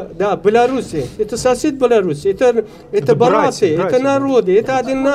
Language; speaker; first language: Russian; non-native, learner; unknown